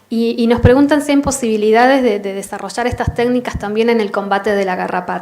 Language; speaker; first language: Spanish; native; Spanish